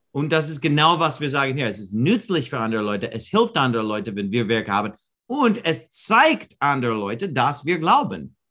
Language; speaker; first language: German; non-native, learner; English